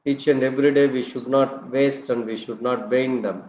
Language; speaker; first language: English; non-native, local second language; Tamil